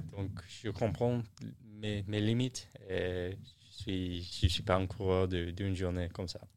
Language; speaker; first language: French; non-native, learner; English